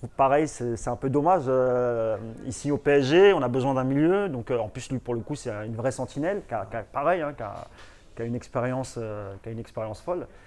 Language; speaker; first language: French; native; French